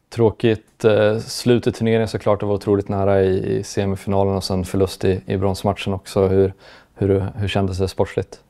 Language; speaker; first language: Swedish; native; Swedish